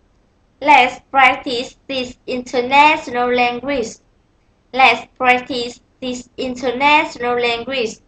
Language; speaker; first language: English; non-native, learner; Vietnamese